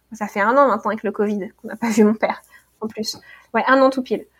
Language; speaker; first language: French; native; French